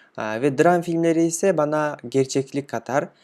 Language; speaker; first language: Turkish; non-native, fluent; Kyrgyz